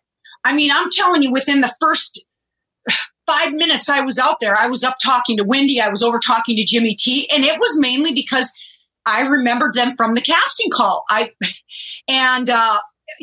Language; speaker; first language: English; early bilingual, other home language; German